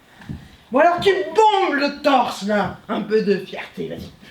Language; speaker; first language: French; native; French